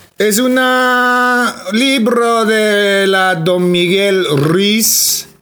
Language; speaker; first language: Spanish; non-native, learner; English